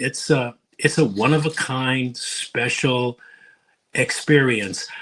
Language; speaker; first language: English; native; English